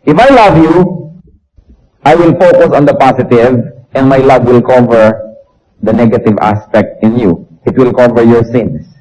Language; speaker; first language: English; non-native, local second language; Filipino